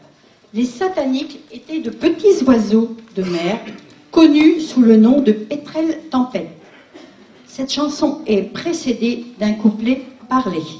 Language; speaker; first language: French; native; French